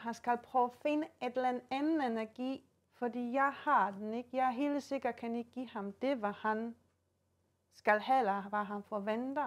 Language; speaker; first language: Danish; non-native, fluent; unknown